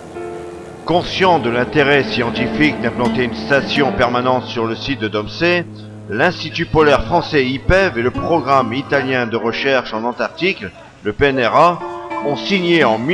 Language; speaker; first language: French; native; French